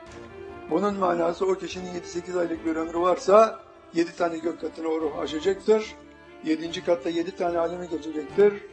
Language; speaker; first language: Turkish; native; Turkish